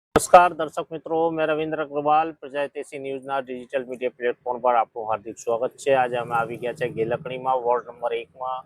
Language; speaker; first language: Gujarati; non-native, local second language; Hindi